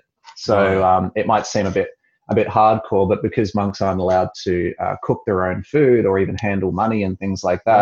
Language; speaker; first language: English; native; English